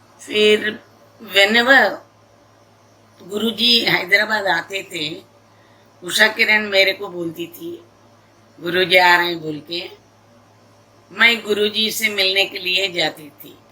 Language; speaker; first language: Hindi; non-native, local second language; Telugu